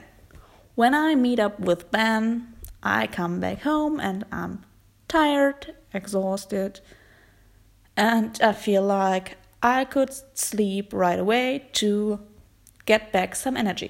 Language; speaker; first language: English; non-native, fluent; German